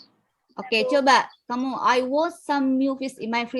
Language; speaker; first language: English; non-native, fluent; Indonesian